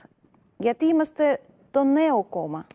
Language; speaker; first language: Greek; non-native, learner; Russian